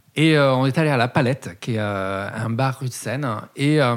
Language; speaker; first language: French; native; French